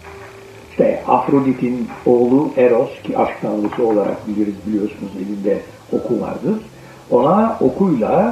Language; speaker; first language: Turkish; native; Turkish